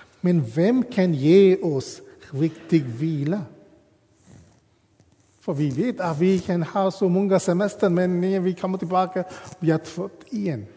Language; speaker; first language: Swedish; non-native, fluent; English